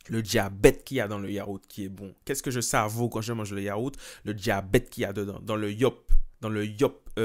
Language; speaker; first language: French; native; French